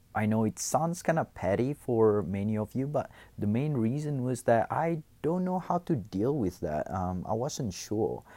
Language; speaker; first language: English; non-native, fluent; Indonesian